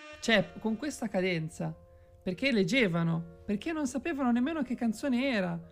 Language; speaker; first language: Italian; native; Italian